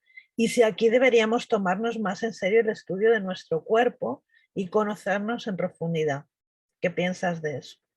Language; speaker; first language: Spanish; native; Spanish